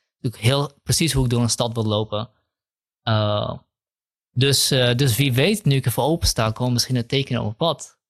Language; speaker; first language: Dutch; early bilingual, other home language; Kurdish